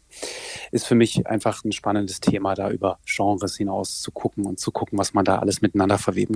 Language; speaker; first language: German; native; German